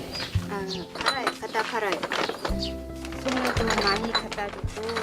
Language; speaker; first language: Korean; non-native, learner; Khmer